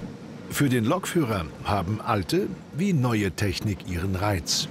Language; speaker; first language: German; native; German